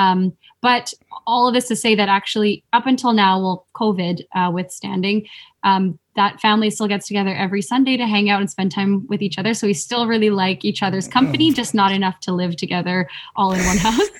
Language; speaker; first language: English; native; English